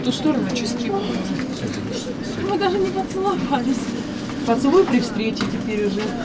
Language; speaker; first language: Russian; native; Russian